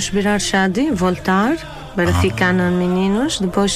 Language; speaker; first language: Portuguese; non-native, learner; Arabic